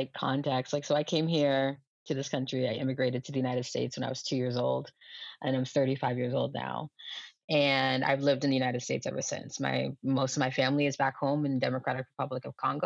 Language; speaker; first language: English; early bilingual, other home language; Lingala